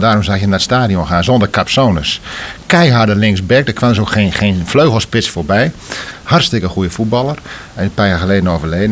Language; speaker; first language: Dutch; native; Dutch